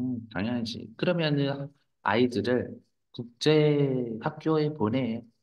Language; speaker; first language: Korean; non-native, fluent; Vietnamese